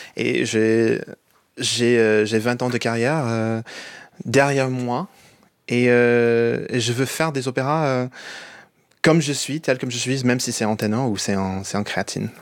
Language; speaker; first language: French; non-native, fluent; English